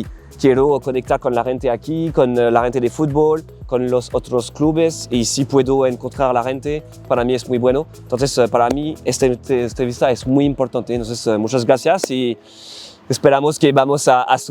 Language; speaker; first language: Spanish; non-native, learner; French